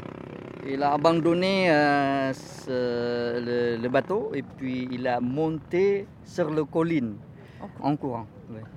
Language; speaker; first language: French; non-native, learner; Indonesian